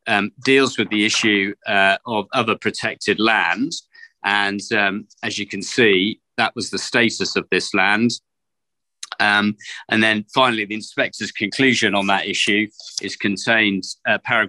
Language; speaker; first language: English; native; English